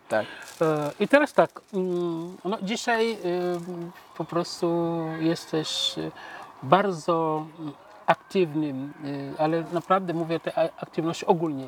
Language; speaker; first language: Polish; non-native, fluent; Wolof